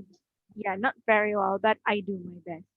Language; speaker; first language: English; non-native, learner; Indonesian